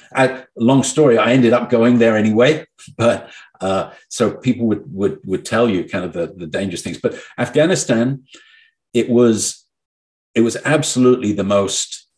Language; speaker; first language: English; native; English